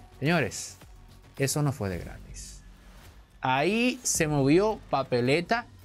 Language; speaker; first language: Spanish; native; Spanish